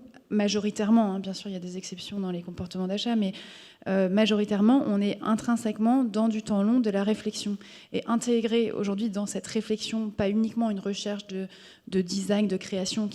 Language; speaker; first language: French; native; French